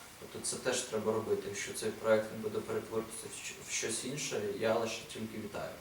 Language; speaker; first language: Ukrainian; native; Ukrainian